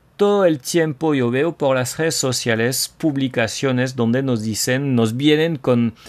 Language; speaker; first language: Spanish; non-native, fluent; French